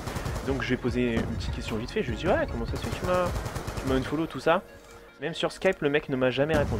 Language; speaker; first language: French; native; French